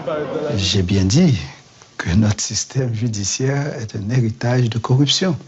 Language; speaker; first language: French; non-native, local second language; Haitian Creole